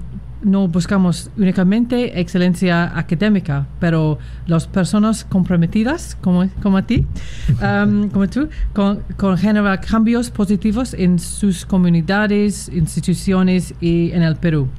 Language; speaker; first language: Spanish; non-native, learner; English